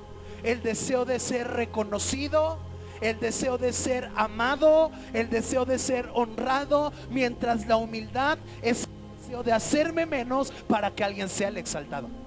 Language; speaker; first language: Spanish; native; Spanish